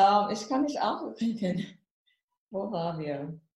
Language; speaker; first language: German; non-native, learner; English